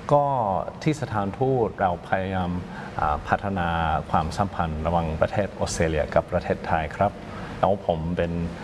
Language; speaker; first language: Thai; non-native, fluent; English